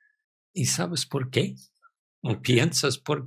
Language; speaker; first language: Spanish; non-native, fluent; English